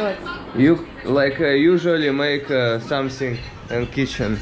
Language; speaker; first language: English; non-native, learner; Russian